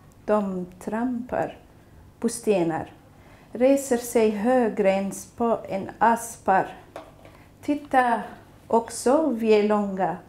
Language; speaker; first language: Swedish; non-native, fluent; Kurdish